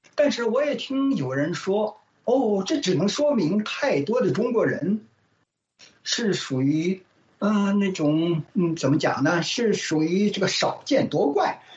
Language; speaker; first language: Chinese; native; Chinese